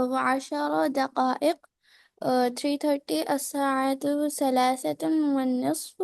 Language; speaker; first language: Arabic; non-native, learner; Urdu